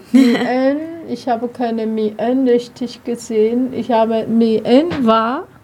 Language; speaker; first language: German; non-native, learner; Chinese